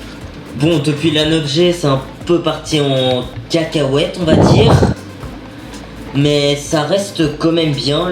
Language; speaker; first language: French; native; French